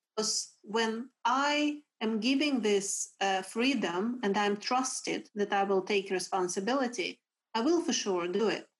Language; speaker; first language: English; non-native, fluent; Russian